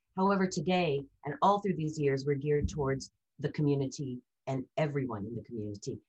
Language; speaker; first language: English; early bilingual, other home language; Hindi